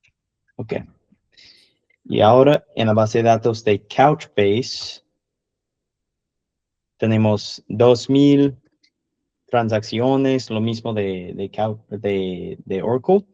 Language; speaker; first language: Spanish; non-native, learner; English